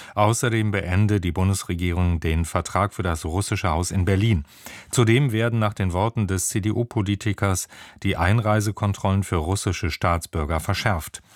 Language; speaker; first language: German; native; German